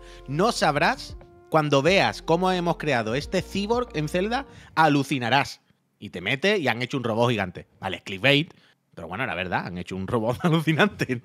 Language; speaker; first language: Spanish; native; Spanish